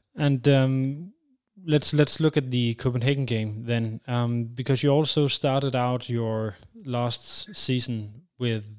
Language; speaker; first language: English; non-native, fluent; Danish